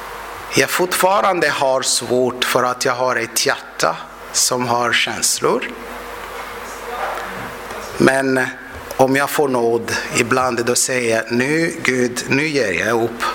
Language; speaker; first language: Swedish; non-native, fluent; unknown